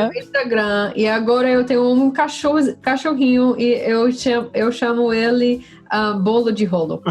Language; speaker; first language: Portuguese; non-native, fluent; English